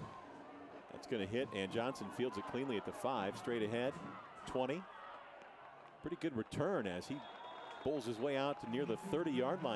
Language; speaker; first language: English; native; English